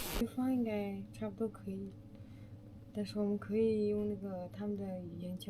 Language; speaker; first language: Chinese; non-native, local second language; Tuvinian